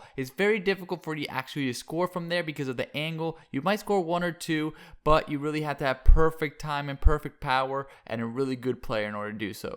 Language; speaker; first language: English; native; English